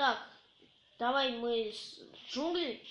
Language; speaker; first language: Russian; native; Russian